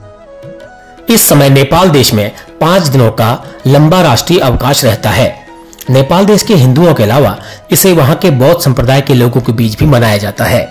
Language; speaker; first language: Hindi; native; Hindi